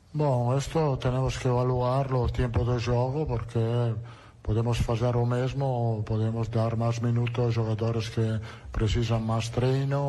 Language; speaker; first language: Portuguese; non-native, learner; Italian